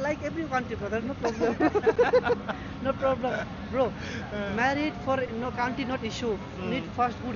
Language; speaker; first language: English; non-native, learner; Bangla